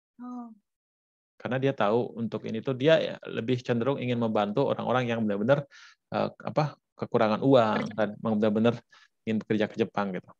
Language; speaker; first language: Indonesian; native; Indonesian